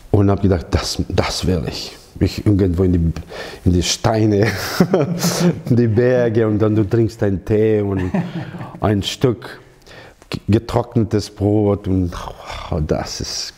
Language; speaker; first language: German; non-native, learner; Croatian